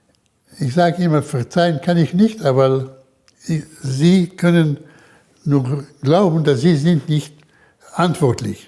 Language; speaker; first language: German; early bilingual, heritage; German